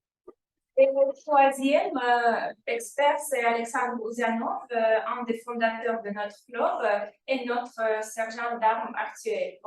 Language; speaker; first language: French; non-native, fluent; Russian